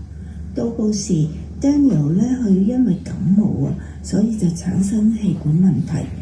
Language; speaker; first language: Cantonese; native; Cantonese